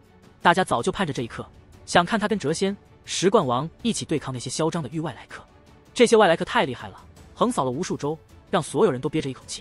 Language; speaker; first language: Chinese; native; Chinese